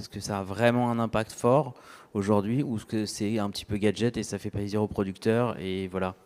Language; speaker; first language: French; native; French